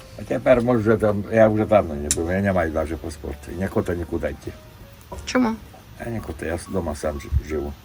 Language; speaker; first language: Ukrainian; non-native, local second language; Hungarian